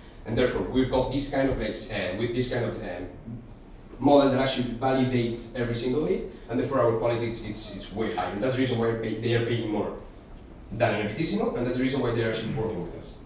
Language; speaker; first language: English; non-native, fluent; Spanish